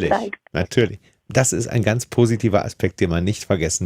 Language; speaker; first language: German; native; German